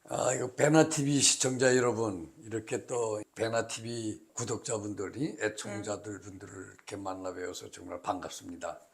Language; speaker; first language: Korean; native; Korean